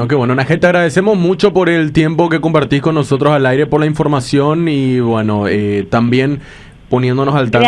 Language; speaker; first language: Spanish; native; Spanish